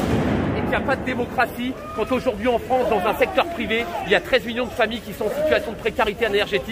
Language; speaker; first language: French; native; French